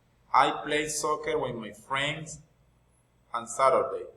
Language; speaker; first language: English; non-native, learner; Spanish